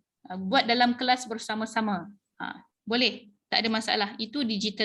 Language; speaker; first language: Malay; native; Malay